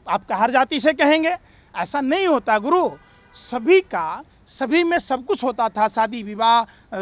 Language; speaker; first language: Hindi; native; Hindi